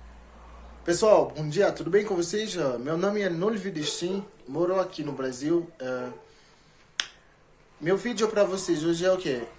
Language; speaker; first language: Portuguese; non-native, learner; Haitian Creole